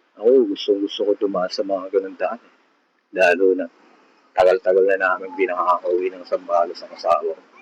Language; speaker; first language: Filipino; native; Filipino